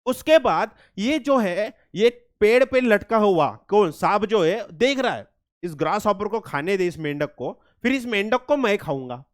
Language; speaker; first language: Hindi; non-native, local second language; Marathi